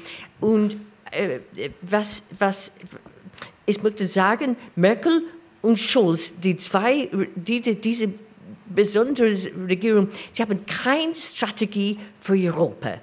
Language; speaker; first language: German; non-native, learner; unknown